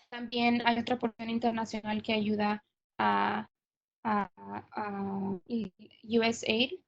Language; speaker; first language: Spanish; non-native, fluent; English